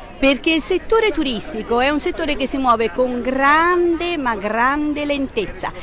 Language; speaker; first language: Italian; native; Italian